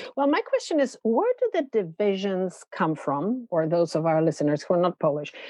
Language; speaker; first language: English; non-native, fluent; Polish